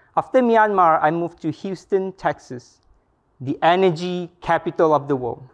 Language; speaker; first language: English; non-native, local second language; Malay